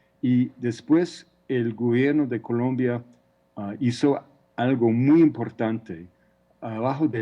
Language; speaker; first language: Spanish; non-native, fluent; English